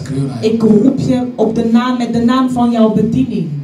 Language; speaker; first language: Dutch; non-native, fluent; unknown